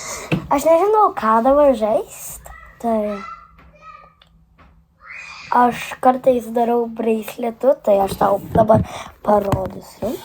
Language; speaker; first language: Lithuanian; early bilingual, heritage; Lithuanian